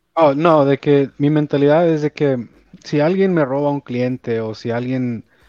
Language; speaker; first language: Spanish; early bilingual, heritage; Spanish